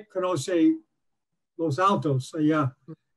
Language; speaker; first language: Spanish; non-native, learner; English